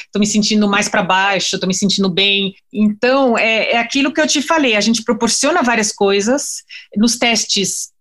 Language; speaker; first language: Portuguese; non-native, fluent; French